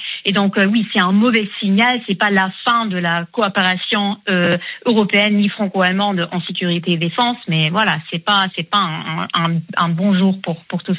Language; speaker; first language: French; non-native, fluent; German